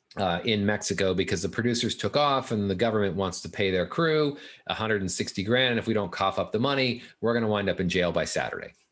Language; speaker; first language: English; native; English